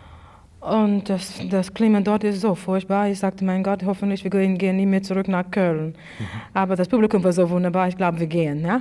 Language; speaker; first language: German; non-native, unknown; English